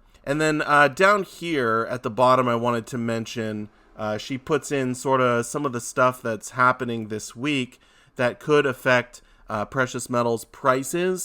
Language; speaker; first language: English; native; English